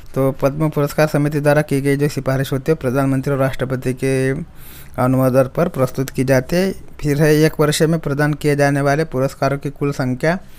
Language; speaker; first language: Hindi; non-native, local second language; Marathi